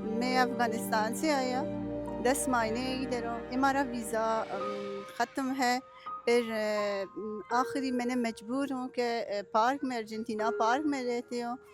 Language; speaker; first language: Urdu; non-native, learner; Persian